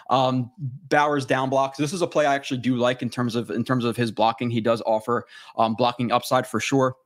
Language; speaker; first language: English; native; English